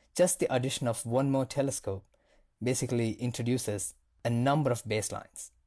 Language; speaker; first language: English; non-native, local second language; Tamil